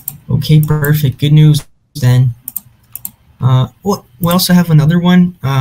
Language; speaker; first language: English; non-native, fluent; Portuguese